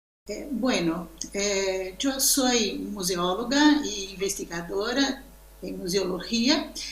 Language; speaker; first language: Spanish; non-native, learner; Portuguese